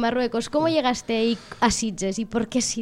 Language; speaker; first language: Catalan; native; Catalan